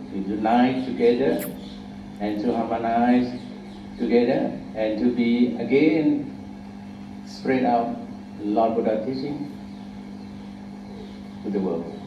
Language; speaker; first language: English; non-native, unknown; Thai